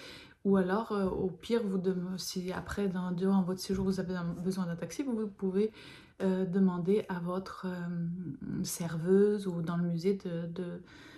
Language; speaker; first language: French; non-native, fluent; Lithuanian